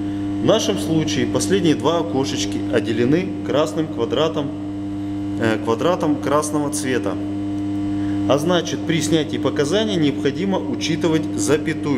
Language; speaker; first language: Russian; native; Russian